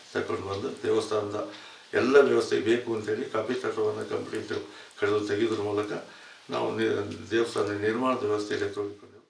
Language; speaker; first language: Kannada; native; Kannada